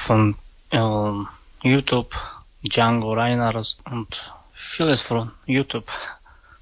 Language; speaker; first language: German; non-native, learner; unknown